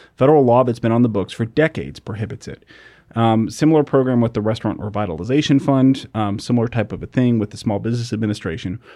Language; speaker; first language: English; native; English